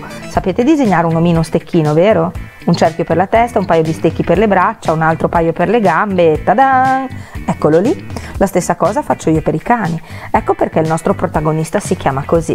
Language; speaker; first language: Italian; native; Italian